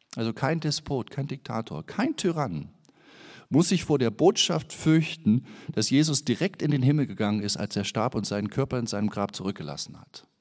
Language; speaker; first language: German; native; German